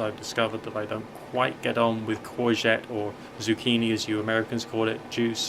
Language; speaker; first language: English; native; English